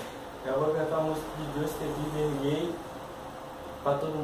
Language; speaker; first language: Portuguese; native; Portuguese